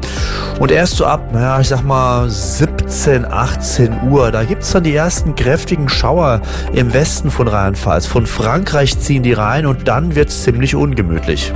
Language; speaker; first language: German; native; German